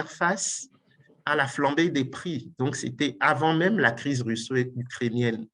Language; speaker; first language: French; non-native, local second language; Ewe